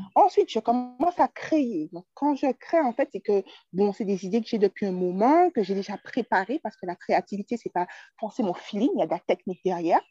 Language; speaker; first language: French; native; French